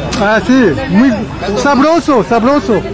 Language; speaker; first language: Spanish; non-native, learner; French